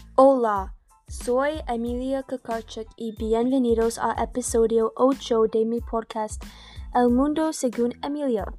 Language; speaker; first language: Spanish; non-native, learner; English